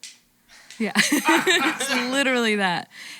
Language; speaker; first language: English; native; English